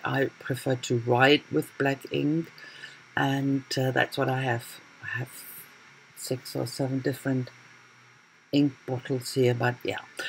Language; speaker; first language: English; non-native, fluent; German